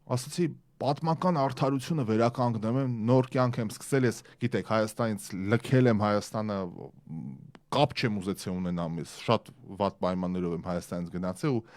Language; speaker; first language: Armenian; early bilingual, heritage; Armenian